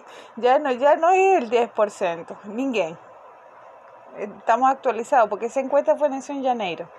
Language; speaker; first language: Portuguese; non-native, fluent; Spanish